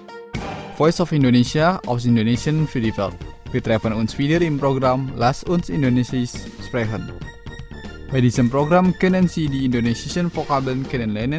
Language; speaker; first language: German; non-native, fluent; Indonesian